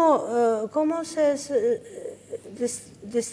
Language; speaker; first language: Spanish; non-native, learner; Turkish